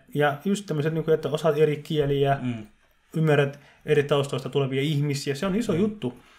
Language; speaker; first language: Finnish; early bilingual, other home language; Somali